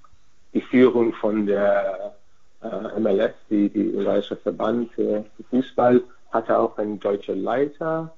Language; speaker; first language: German; non-native, fluent; Hungarian